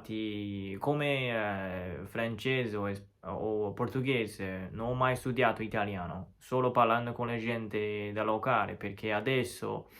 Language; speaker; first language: Italian; non-native, learner; Chinese